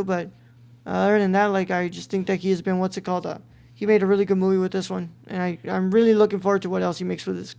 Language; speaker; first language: English; native; English